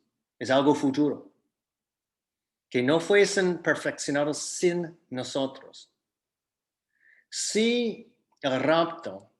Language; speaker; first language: Spanish; non-native, fluent; English